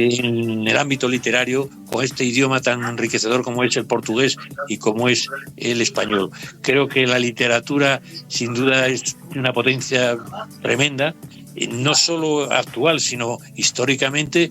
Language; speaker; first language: Spanish; native; Spanish